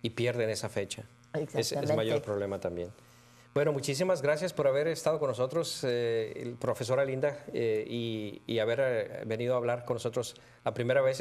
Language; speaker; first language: Spanish; native; Spanish